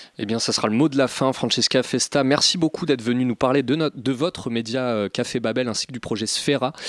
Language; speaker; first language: French; native; French